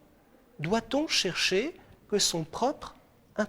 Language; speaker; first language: French; non-native, local second language; Arabic